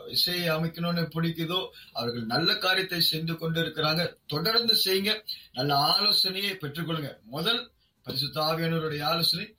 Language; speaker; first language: Tamil; non-native, local second language; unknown